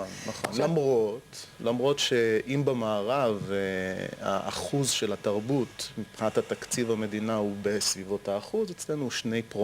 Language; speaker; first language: Hebrew; native; Hebrew